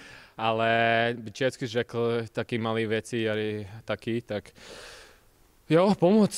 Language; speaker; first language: Czech; non-native, learner; Latvian